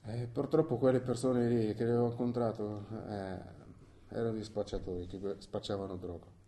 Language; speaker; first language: Italian; non-native, fluent; Arabic